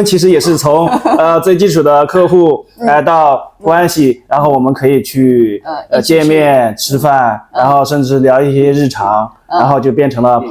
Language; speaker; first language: Chinese; native; Chinese